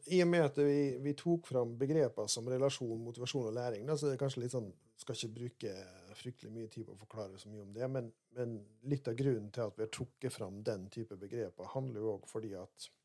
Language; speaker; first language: Norwegian; native; Norwegian